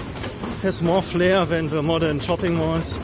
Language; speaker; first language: English; non-native, fluent; German